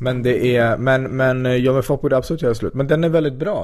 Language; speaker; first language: Swedish; native; Swedish